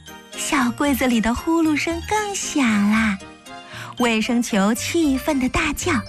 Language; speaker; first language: Chinese; native; Chinese